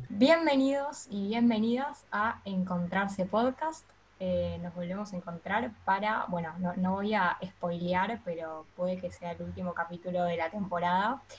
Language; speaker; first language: Spanish; native; Spanish